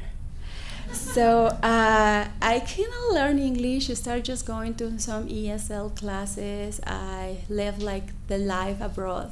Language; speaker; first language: English; non-native, fluent; Spanish